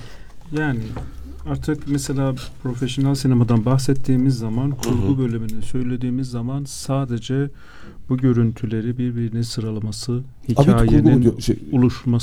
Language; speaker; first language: Turkish; non-native, fluent; Azerbaijani